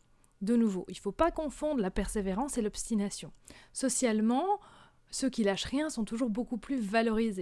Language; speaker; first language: French; native; French